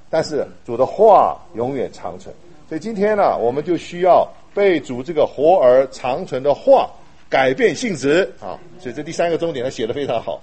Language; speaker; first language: Chinese; native; Chinese